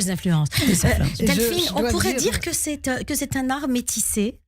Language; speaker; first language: French; native; French